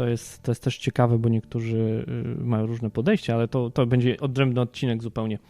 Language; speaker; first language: Polish; native; Polish